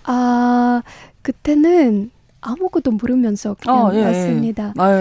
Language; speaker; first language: Korean; non-native, learner; Ukrainian